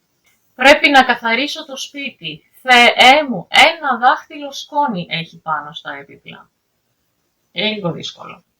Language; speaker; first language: Greek; native; Greek